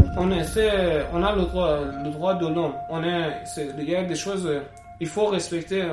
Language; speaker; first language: French; non-native, learner; Persian